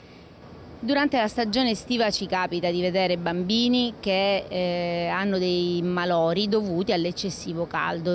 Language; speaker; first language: Italian; native; Italian